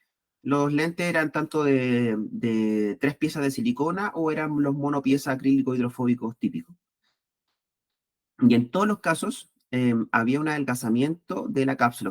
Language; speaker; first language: Spanish; native; Spanish